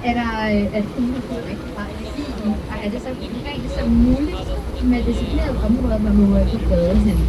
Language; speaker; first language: Danish; non-native, fluent; English